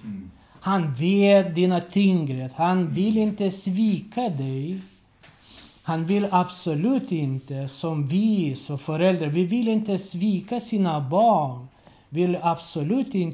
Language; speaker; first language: Swedish; non-native, learner; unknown